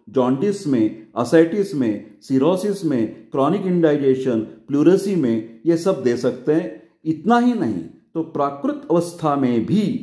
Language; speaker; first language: Hindi; non-native, local second language; Marathi